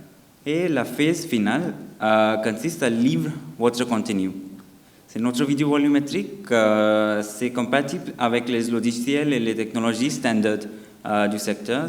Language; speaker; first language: French; non-native, fluent; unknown